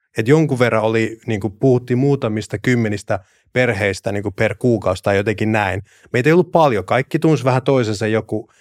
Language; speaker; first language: Finnish; early bilingual, other home language; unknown